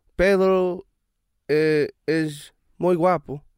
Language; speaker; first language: Spanish; non-native, learner; Swedish